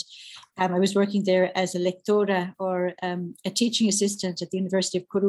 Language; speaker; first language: English; native; English